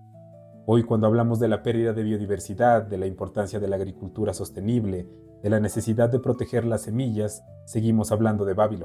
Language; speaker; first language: Spanish; native; Spanish